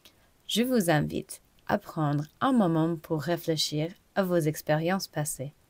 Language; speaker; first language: French; non-native, fluent; English